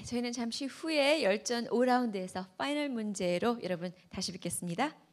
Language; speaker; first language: Korean; native; Korean